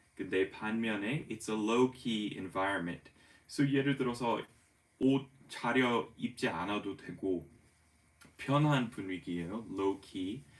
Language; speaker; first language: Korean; non-native, fluent; English